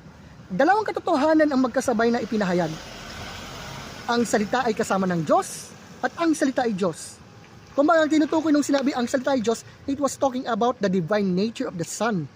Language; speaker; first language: Filipino; native; Filipino